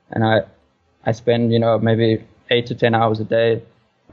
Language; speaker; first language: English; native; English